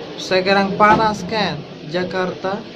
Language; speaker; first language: Indonesian; non-native, learner; Bangla